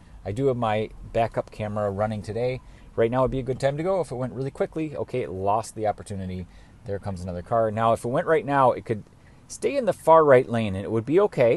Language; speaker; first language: English; native; English